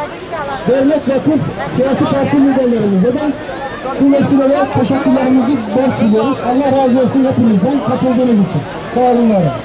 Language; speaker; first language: Turkish; native; Turkish